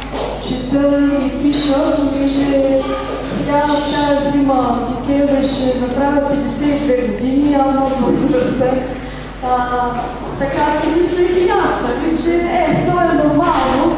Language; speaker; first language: Bulgarian; native; Bulgarian